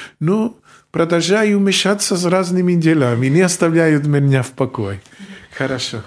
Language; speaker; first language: Russian; non-native, fluent; Greek